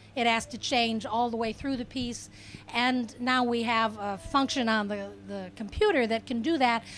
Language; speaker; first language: English; native; English